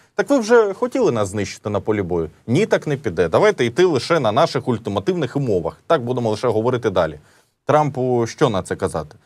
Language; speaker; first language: Ukrainian; native; Ukrainian